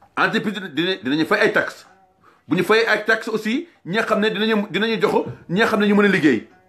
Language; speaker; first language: Wolof; non-native, local second language; Fula